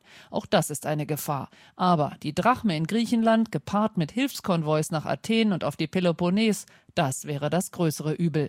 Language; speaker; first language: German; native; German